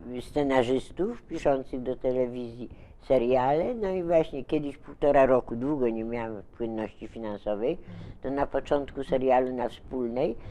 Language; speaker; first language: Polish; native; Polish